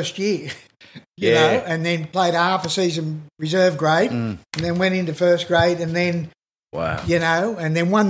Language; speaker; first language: English; native; English